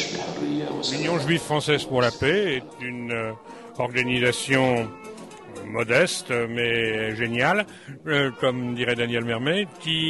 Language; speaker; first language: French; native; French